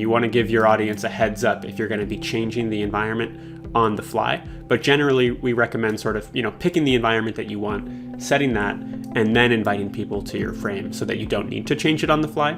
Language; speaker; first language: English; native; English